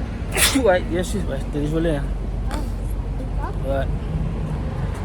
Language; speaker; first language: French; native; French